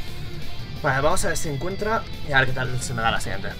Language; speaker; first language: Spanish; native; Spanish